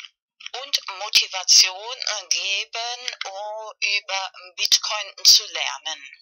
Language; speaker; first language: German; non-native, fluent; Spanish